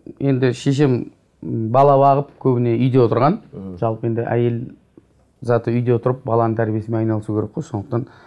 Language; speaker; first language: Kazakh; native; Kazakh